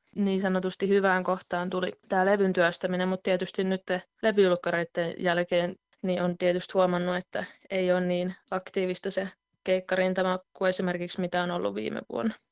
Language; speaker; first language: Finnish; native; Finnish